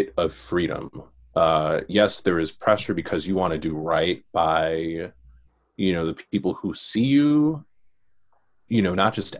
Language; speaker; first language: English; native; English